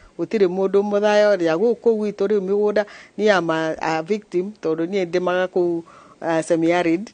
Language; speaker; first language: Kikuyu; non-native, local second language; Meru